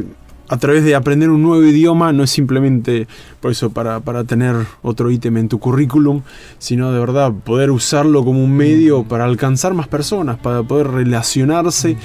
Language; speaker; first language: Spanish; native; Spanish